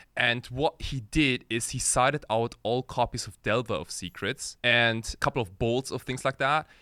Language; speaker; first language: English; early bilingual, other home language; Japanese